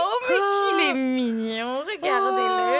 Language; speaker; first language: French; native; French